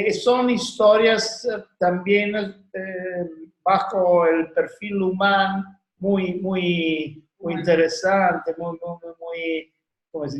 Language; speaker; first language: Spanish; non-native, learner; Italian